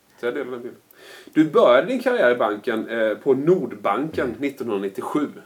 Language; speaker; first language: Swedish; native; Swedish